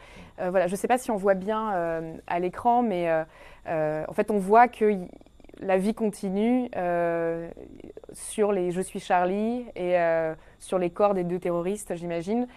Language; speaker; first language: French; native; French